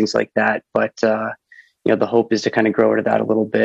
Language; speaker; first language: English; native; English